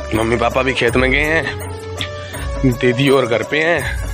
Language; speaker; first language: Hindi; native; Hindi